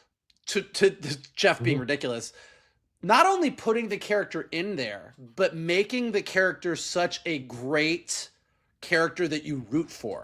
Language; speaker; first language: English; native; English